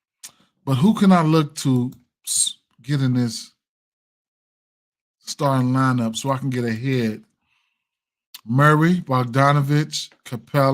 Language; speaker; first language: English; native; English